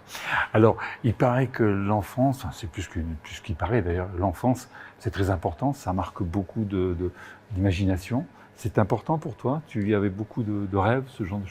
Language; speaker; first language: French; native; French